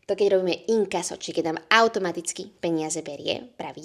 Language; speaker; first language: Slovak; native; Slovak